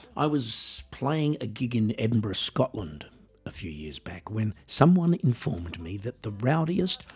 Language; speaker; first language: English; native; English